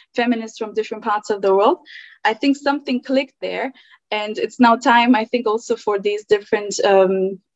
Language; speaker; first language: English; early bilingual, other home language; German